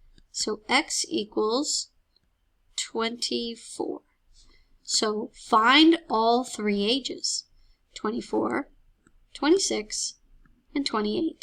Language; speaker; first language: English; native; English